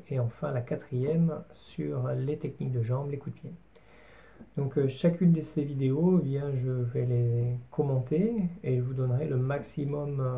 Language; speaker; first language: French; native; French